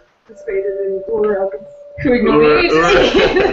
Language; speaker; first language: Irish; non-native, local second language; English